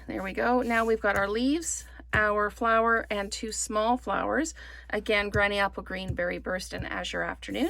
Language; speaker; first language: English; native; English